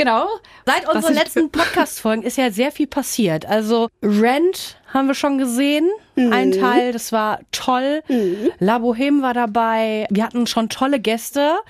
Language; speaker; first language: German; native; German